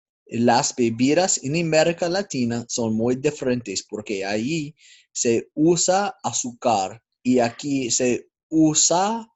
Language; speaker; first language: Spanish; non-native, learner; English